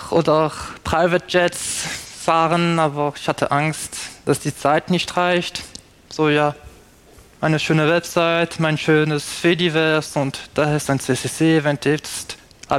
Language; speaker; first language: German; non-native, fluent; French